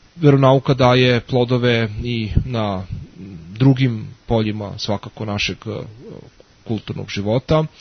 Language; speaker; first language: Serbian; native; Serbian